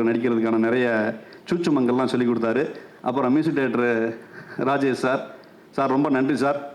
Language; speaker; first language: Tamil; native; Tamil